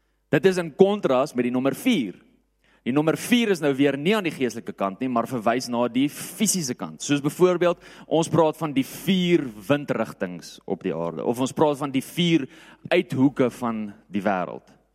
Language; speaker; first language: Afrikaans; native; Afrikaans